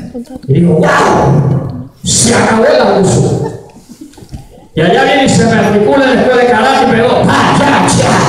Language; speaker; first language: Spanish; native; Spanish